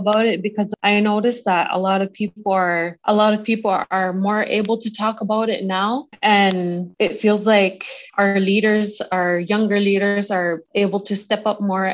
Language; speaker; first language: English; native; English